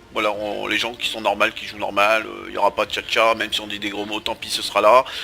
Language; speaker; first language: French; native; French